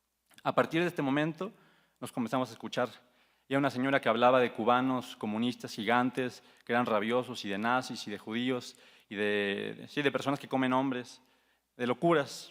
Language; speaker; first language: Spanish; native; Spanish